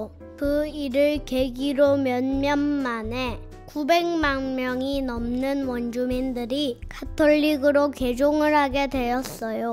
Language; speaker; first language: Korean; native; Korean